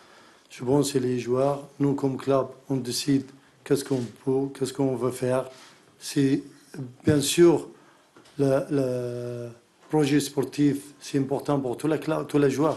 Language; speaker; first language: French; non-native, learner; Arabic